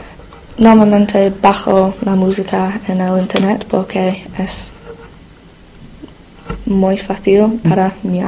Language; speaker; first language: Spanish; non-native, learner; English